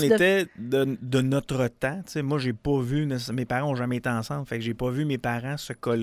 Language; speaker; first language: French; native; French